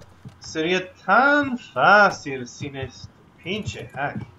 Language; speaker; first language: Spanish; non-native, learner; English